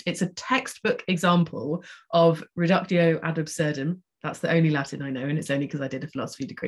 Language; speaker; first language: English; native; English